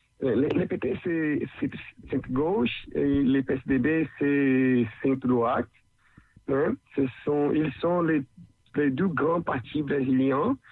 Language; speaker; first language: French; non-native, learner; Portuguese